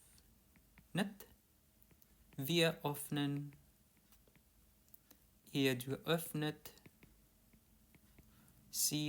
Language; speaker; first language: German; non-native, fluent; Indonesian